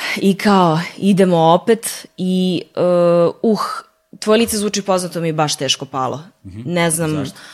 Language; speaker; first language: Serbian; early bilingual, heritage; Serbian